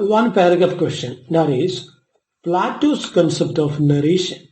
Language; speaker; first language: English; non-native, local second language; Malayalam